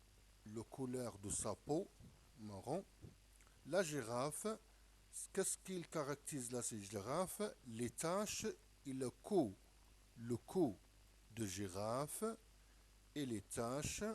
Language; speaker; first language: French; non-native, local second language; Arabic